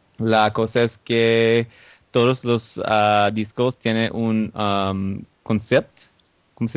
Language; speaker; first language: Spanish; non-native, learner; English